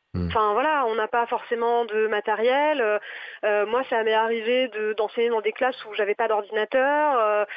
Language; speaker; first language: French; native; French